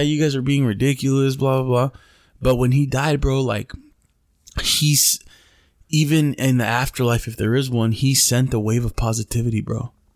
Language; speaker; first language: English; early bilingual, other home language; Spanish